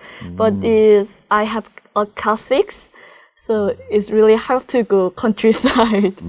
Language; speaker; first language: English; non-native, learner; Korean